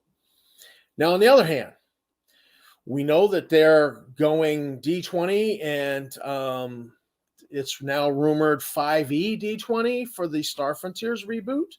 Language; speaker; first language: English; native; English